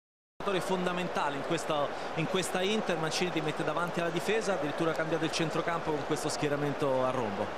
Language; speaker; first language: Italian; native; Italian